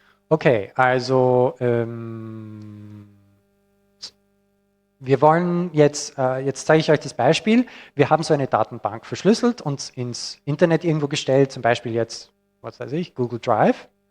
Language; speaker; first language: German; non-native, fluent; English